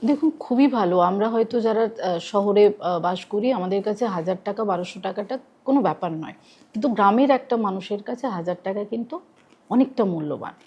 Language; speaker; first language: Bangla; non-native, local second language; Santali